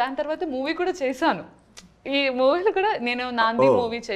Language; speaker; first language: Telugu; non-native, learner; Malayalam